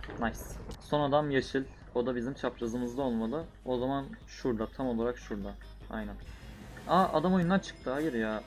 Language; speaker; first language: Turkish; native; Turkish